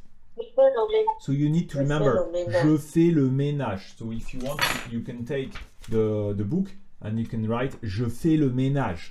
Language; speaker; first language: French; native; French